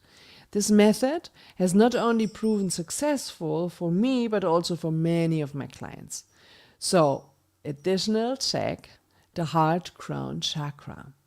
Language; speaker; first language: English; non-native, fluent; German